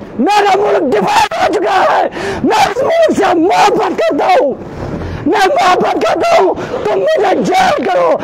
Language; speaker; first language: Urdu; non-native, local second language; Balti